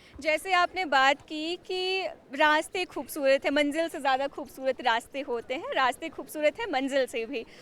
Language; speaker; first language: Hindi; native; Hindi